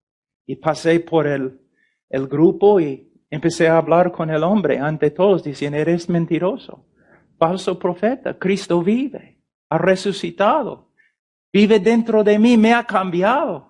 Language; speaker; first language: Spanish; non-native, fluent; English